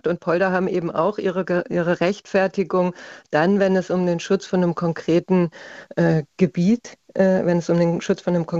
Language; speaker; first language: German; native; German